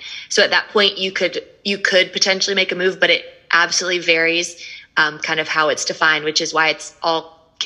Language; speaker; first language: English; native; English